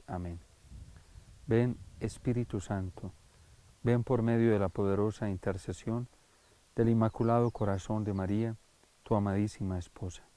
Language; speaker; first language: Spanish; native; Spanish